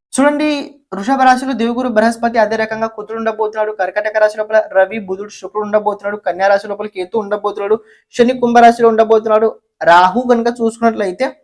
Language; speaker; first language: Telugu; non-native, local second language; Marathi